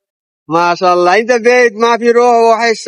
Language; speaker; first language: Arabic; non-native, local second language; Bangla